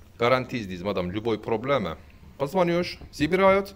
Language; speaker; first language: Russian; non-native, learner; Turkish